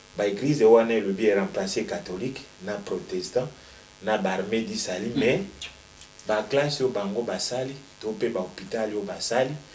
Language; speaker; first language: Lingala; native; Lingala